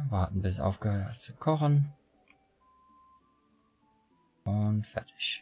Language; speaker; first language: German; native; German